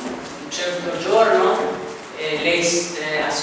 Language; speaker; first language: Italian; non-native, fluent; Spanish